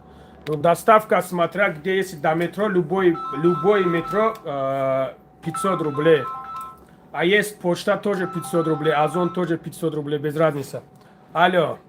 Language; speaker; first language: Russian; non-native, learner; Tajik